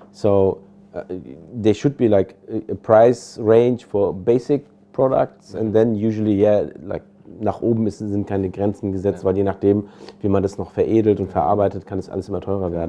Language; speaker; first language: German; native; German